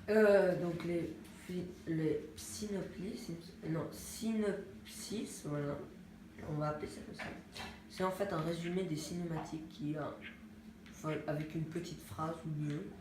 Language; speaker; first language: French; native; French